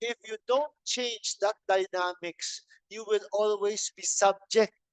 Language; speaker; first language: English; non-native, local second language; Filipino